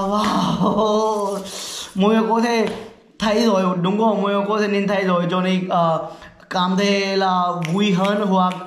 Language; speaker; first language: Vietnamese; non-native, learner; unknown